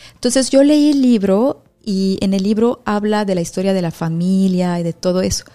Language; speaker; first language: Spanish; non-native, fluent; Arabic